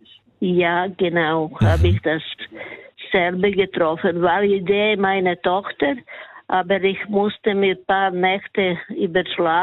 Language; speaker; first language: German; non-native, learner; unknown